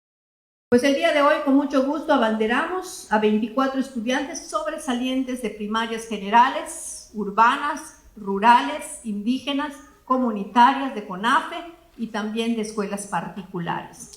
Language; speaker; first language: Spanish; native; Spanish